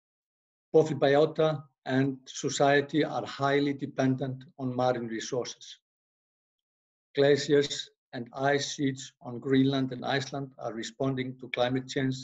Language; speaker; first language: English; non-native, fluent; Icelandic